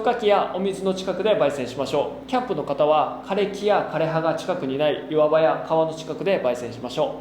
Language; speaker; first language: Japanese; native; Japanese